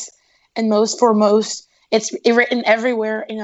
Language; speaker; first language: English; non-native, fluent; Portuguese